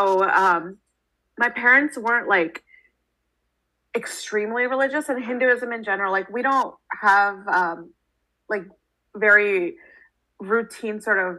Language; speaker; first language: English; native; English